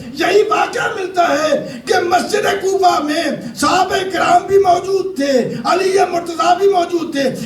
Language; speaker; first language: Urdu; native; Urdu